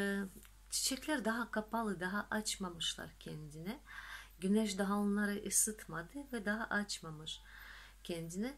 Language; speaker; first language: Turkish; non-native, fluent; Russian